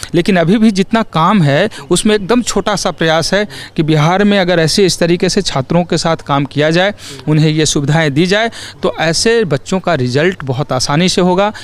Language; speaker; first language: Hindi; native; Hindi